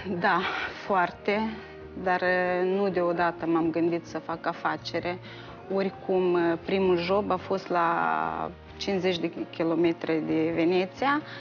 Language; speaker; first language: Romanian; native; Romanian